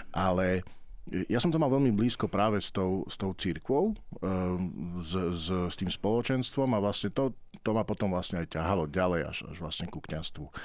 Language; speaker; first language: Slovak; native; Slovak